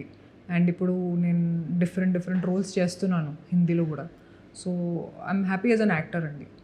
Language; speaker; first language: Telugu; non-native, fluent; Punjabi